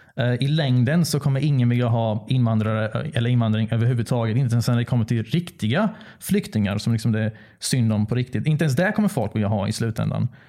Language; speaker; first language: Swedish; early bilingual, other home language; Bosnian